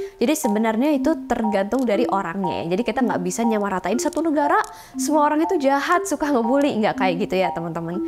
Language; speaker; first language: Indonesian; native; Indonesian